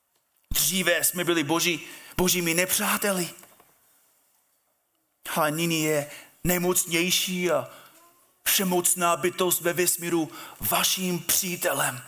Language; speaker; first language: Czech; non-native, fluent; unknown